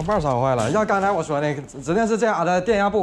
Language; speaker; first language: Chinese; native; Chinese